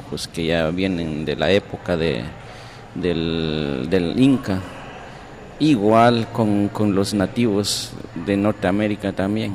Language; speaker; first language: Spanish; non-native, local second language; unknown